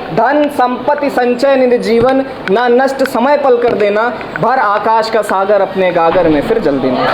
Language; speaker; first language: Hindi; native; Hindi